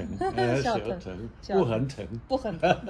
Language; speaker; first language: Chinese; non-native, learner; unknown